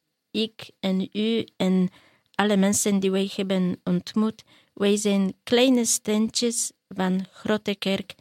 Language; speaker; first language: Dutch; non-native, learner; Polish